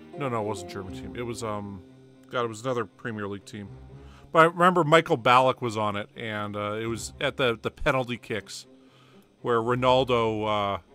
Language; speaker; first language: English; native; English